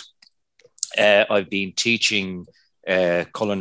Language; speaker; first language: English; non-native, local second language; Irish